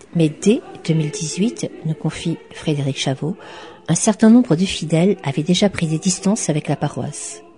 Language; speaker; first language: French; native; French